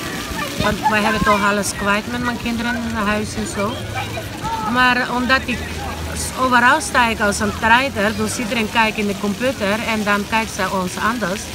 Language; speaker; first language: Dutch; non-native, learner; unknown